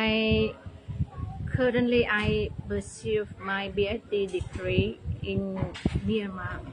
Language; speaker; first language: English; non-native, learner; Vietnamese